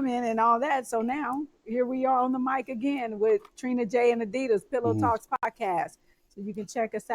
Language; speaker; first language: English; native; English